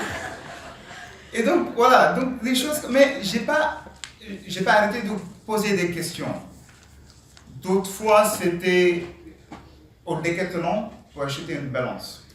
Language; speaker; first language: French; non-native, learner; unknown